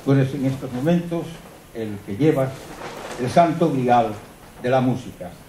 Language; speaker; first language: Spanish; non-native, local second language; Galician